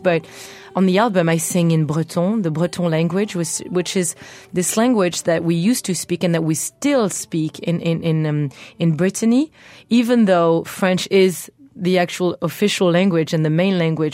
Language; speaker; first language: English; non-native, fluent; French